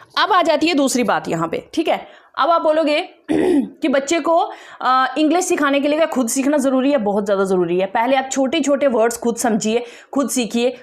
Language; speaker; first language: Hindi; non-native, local second language; Dogri